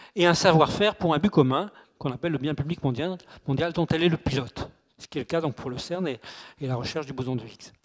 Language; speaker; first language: French; native; French